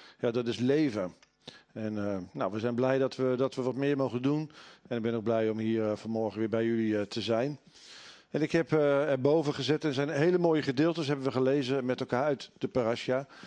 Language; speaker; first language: Dutch; native; Dutch